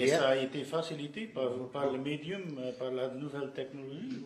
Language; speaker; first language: French; non-native, fluent; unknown